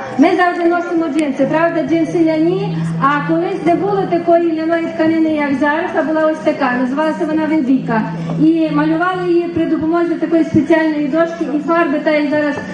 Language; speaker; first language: Ukrainian; native; Ukrainian